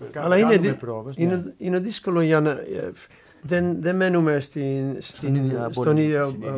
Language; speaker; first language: Greek; non-native, learner; Dutch